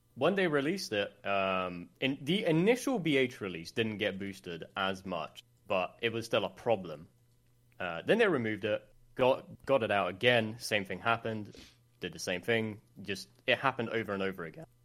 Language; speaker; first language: English; non-native, fluent; Swedish